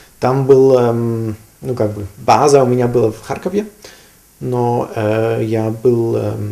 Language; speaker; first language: Russian; non-native, learner; German